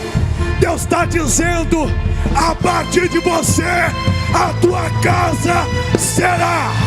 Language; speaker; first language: Portuguese; native; Portuguese